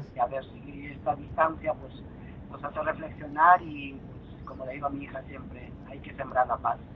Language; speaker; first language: Spanish; native; Spanish